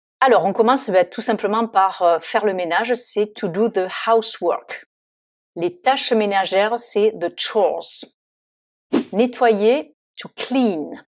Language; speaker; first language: French; native; French